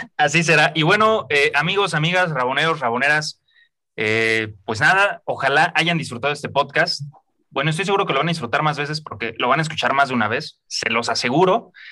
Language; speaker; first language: Spanish; native; Spanish